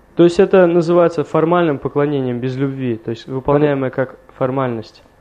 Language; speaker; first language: Russian; native; Russian